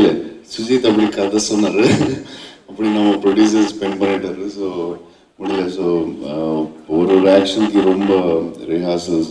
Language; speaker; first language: Tamil; non-native, learner; Telugu